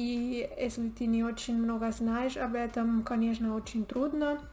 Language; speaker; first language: Russian; non-native, learner; Spanish